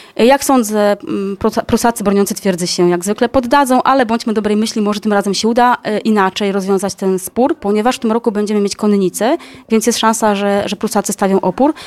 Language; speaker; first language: Polish; native; Polish